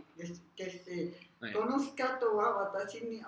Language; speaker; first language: Japanese; non-native, learner; Spanish